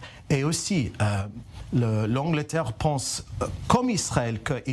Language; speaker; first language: French; non-native, learner; English